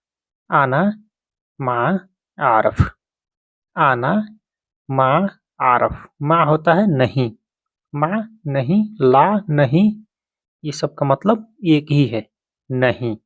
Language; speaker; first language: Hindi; native; Hindi